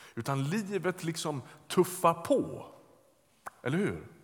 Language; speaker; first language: Swedish; native; Swedish